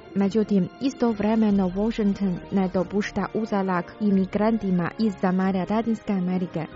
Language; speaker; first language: Croatian; non-native, fluent; Chinese